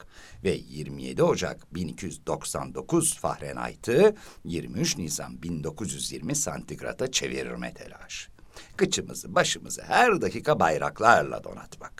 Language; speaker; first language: Turkish; native; Turkish